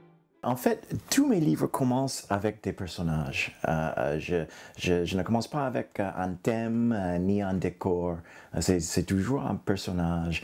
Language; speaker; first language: French; non-native, fluent; English